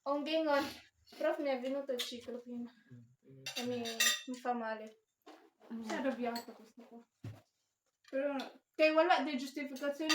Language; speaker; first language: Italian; early bilingual, other home language; Cebuano